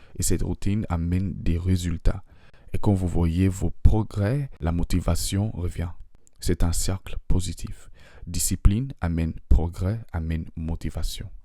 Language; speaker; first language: French; non-native, fluent; English